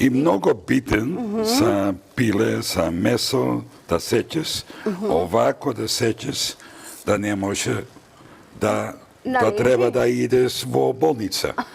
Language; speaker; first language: Macedonian; non-native, fluent; Dutch